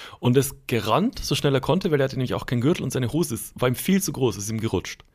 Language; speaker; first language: German; native; German